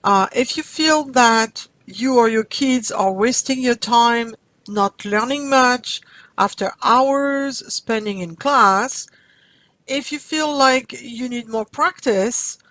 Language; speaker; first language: English; non-native, fluent; French